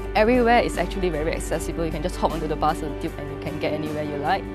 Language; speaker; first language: English; non-native, local second language; Chinese